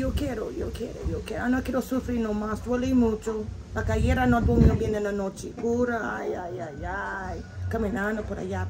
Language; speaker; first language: Spanish; non-native, learner; English